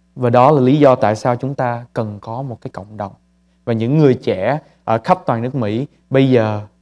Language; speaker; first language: Vietnamese; early bilingual, heritage; Vietnamese